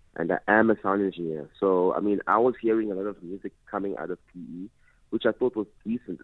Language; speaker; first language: English; non-native, local second language; Xhosa